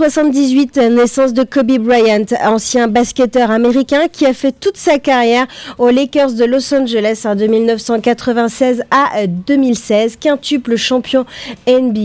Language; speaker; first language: French; native; French